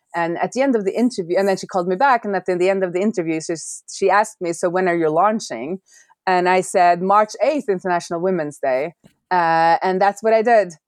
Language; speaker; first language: English; non-native, fluent; Norwegian